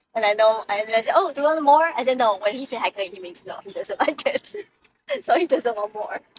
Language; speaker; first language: English; non-native, fluent; Chinese